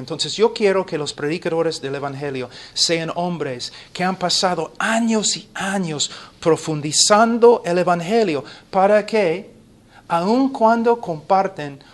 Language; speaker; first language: Spanish; non-native, fluent; English